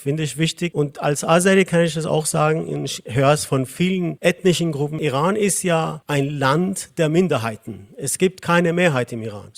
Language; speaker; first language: German; non-native, fluent; Persian